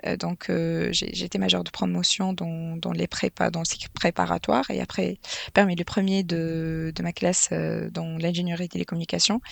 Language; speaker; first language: French; non-native, local second language; Arabic